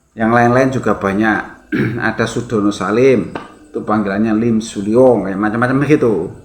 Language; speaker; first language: Indonesian; native; Indonesian